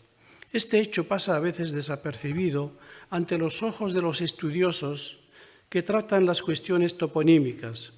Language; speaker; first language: Spanish; non-native, fluent; Arabic